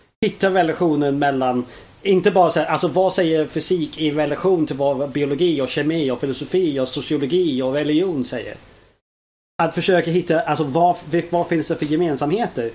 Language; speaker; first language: Swedish; non-native, fluent; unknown